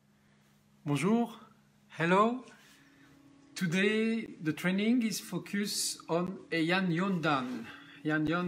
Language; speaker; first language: English; non-native, learner; French